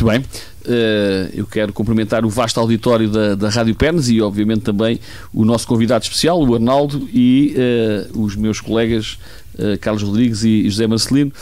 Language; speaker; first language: Portuguese; native; Portuguese